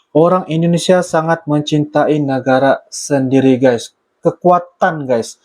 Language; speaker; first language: Malay; native; Malay